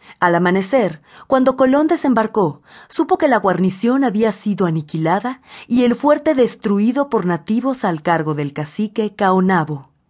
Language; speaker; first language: Spanish; native; Spanish